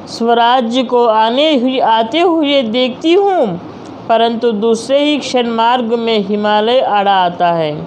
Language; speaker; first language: Hindi; non-native, local second language; Telugu